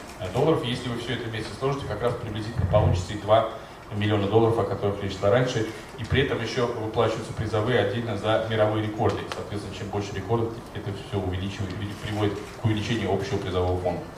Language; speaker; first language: Russian; native; Russian